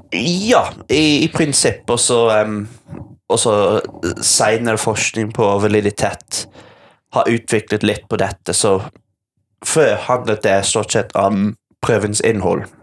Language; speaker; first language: Norwegian; non-native, fluent; English